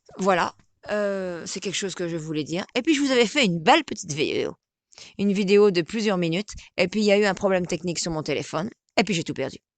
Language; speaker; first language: French; native; French